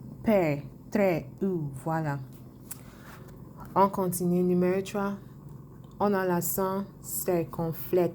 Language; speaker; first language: French; non-native, fluent; English